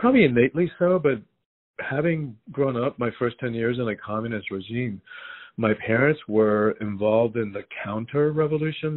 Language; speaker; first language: English; early bilingual, other home language; Spanish